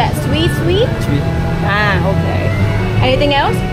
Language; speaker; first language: English; non-native, learner; Thai